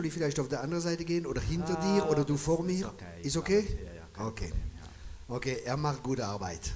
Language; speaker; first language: German; non-native, fluent; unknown